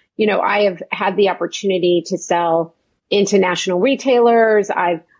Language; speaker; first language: English; native; English